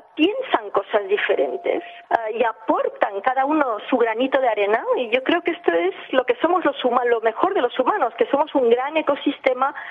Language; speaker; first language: Spanish; early bilingual, heritage; English